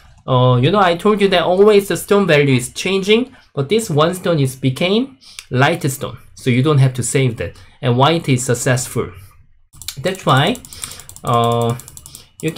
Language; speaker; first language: English; non-native, fluent; Korean